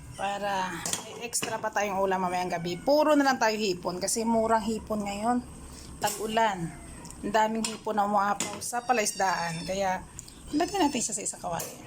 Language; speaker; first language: Filipino; non-native, local second language; Cebuano